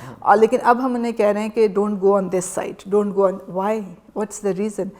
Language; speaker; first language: Urdu; native; Urdu